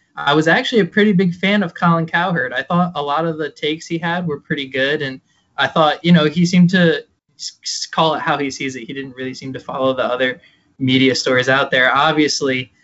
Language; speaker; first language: English; native; English